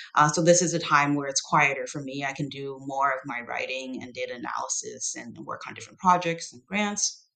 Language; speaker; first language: English; non-native, fluent; Chinese